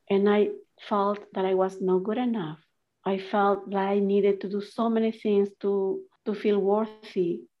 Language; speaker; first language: English; non-native, fluent; Spanish